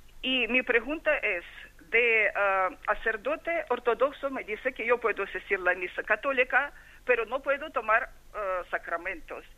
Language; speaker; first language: Spanish; non-native, learner; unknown